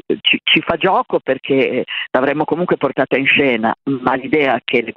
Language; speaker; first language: Italian; native; Italian